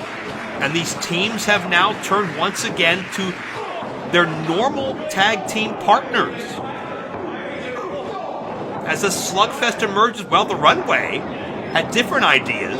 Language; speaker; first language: English; native; English